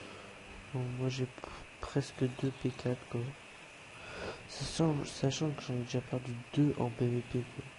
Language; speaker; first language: French; native; French